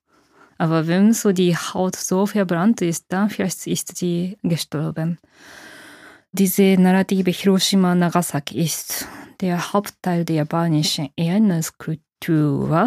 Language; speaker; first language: German; non-native, fluent; Japanese